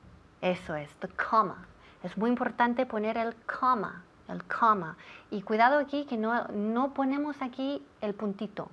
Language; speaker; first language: Spanish; non-native, fluent; English